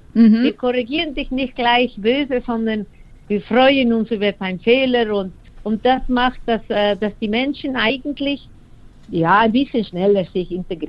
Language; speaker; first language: German; non-native, fluent; Spanish